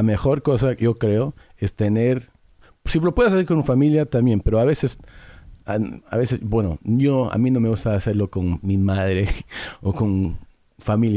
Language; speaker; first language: Spanish; early bilingual, heritage; English